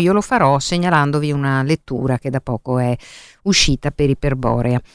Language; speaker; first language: Italian; native; Italian